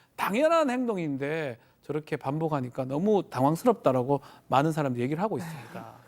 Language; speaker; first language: Korean; native; Korean